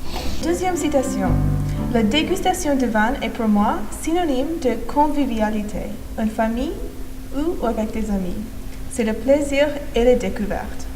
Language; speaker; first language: French; non-native, fluent; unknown